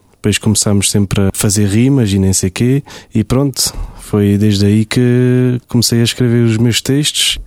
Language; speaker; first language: Portuguese; early bilingual, heritage; German